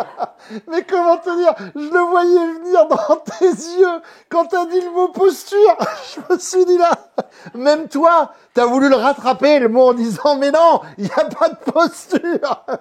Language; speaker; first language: French; native; French